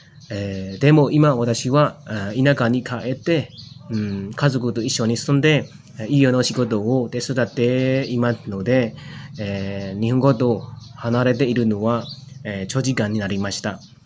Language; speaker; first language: Japanese; non-native, learner; Burmese